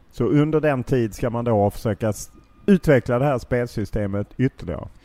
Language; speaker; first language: Swedish; native; Swedish